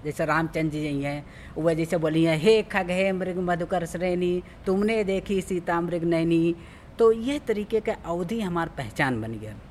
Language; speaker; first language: Hindi; native; Hindi